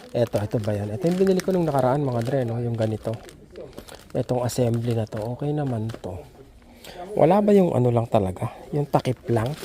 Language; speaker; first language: Filipino; native; Filipino